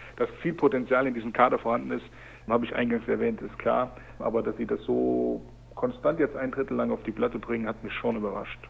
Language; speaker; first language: German; native; German